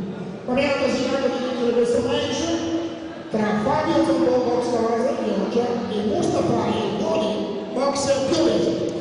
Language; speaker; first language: Italian; native; Italian